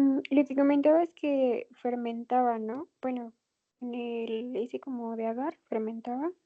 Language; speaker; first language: Spanish; native; Spanish